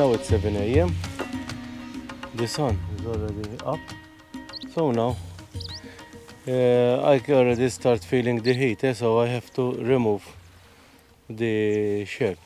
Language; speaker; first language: English; non-native, local second language; Maltese